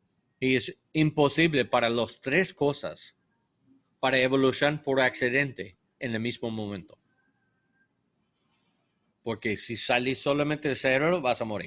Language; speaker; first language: Spanish; non-native, learner; English